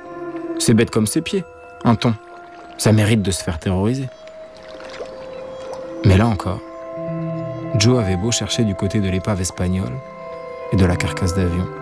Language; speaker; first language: French; native; French